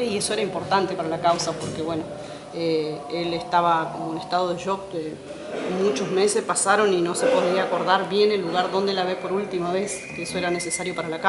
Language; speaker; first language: Spanish; native; Spanish